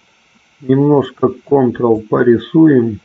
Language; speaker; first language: Russian; native; Russian